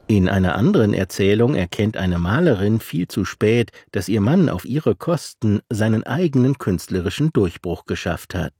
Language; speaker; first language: German; native; German